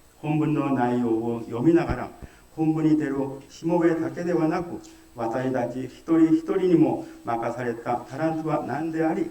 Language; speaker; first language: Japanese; non-native, fluent; Korean